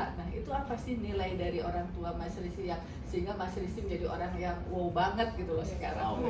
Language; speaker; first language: Indonesian; native; Indonesian